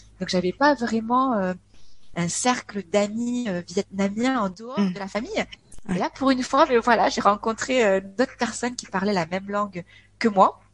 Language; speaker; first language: French; native; French